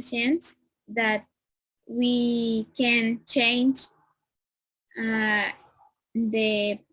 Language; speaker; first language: English; non-native, learner; Spanish